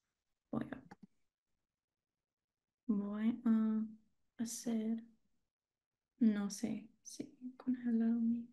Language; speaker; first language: Spanish; non-native, learner; English